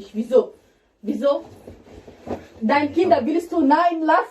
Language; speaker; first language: German; non-native, learner; Somali